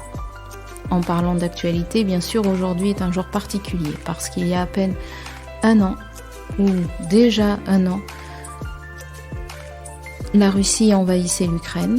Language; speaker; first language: French; native; French